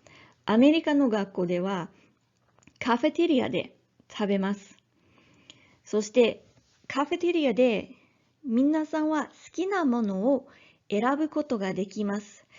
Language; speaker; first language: Japanese; non-native, learner; English